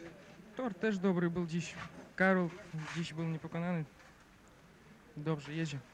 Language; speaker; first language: Polish; non-native, learner; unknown